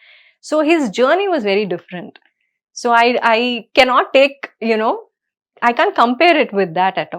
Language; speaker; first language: Telugu; non-native, fluent; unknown